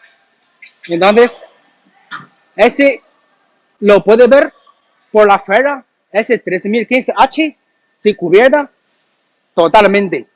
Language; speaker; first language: Spanish; non-native, learner; Chinese